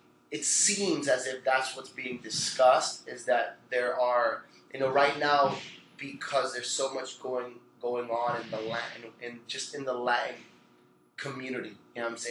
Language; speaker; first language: English; early bilingual, other home language; Spanish